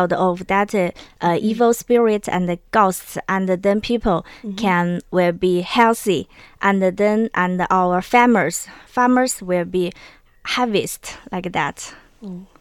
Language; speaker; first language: English; non-native, learner; Chinese